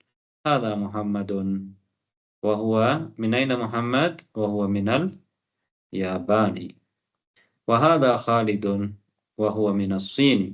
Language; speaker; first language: Arabic; non-native, fluent; Tamil